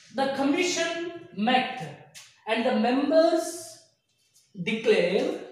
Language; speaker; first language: English; non-native, local second language; Kannada